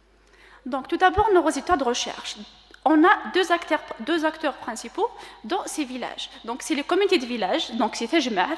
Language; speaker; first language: French; non-native, local second language; Kabyle